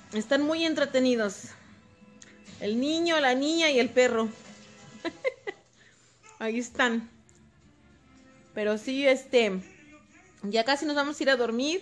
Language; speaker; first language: Spanish; native; Spanish